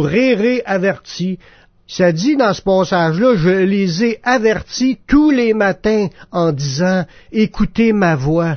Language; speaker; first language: French; native; French